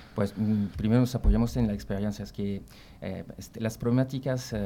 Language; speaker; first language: Spanish; non-native, fluent; French